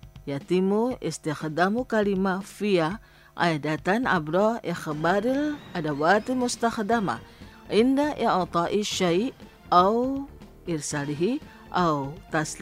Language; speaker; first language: Arabic; non-native, fluent; Indonesian